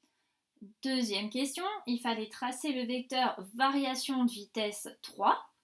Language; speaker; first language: French; native; French